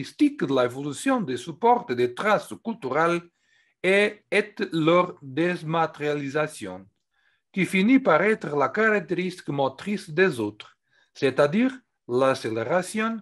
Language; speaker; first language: French; non-native, fluent; Portuguese